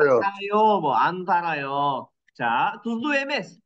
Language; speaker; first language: Korean; non-native, learner; Kyrgyz